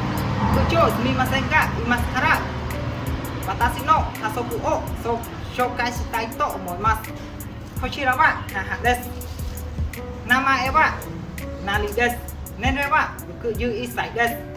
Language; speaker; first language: Japanese; non-native, learner; Khmer